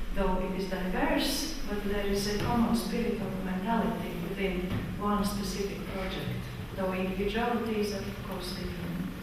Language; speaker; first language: English; non-native, fluent; Latvian